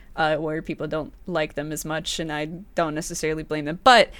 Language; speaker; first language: English; early bilingual, other home language; Spanish